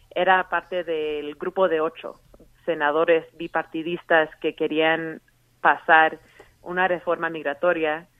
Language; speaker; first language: Spanish; early bilingual, heritage; Spanish